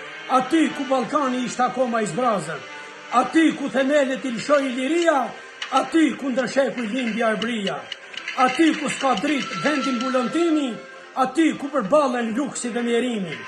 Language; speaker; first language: Albanian; native; Albanian